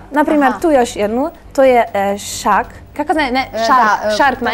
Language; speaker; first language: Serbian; early bilingual, heritage; German